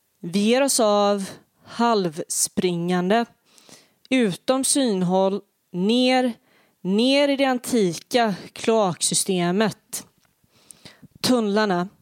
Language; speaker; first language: Swedish; early bilingual, other home language; Bosnian